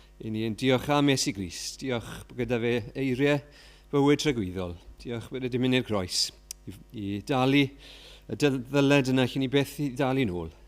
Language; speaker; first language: Welsh; native; Welsh